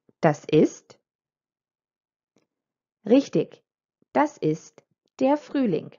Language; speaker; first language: German; non-native, fluent; Croatian